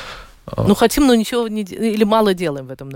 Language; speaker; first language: Russian; native; Russian